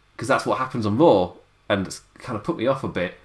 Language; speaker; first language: English; native; English